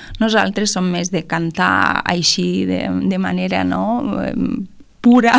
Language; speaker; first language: Catalan; non-native, fluent; Romanian